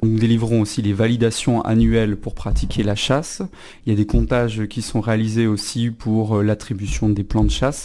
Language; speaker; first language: French; native; French